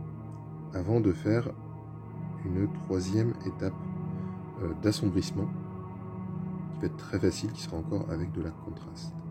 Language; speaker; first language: French; native; French